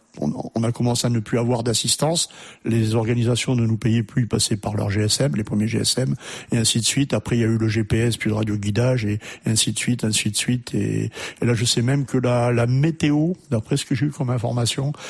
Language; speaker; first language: French; non-native, fluent; German